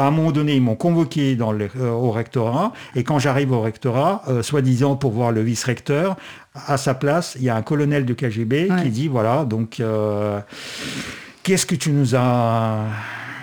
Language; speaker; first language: French; non-native, fluent; Russian